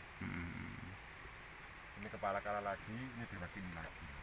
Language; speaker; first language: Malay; non-native, local second language; Javanese